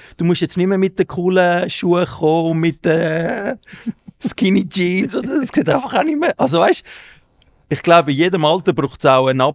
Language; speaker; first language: German; early bilingual, other home language; Spanish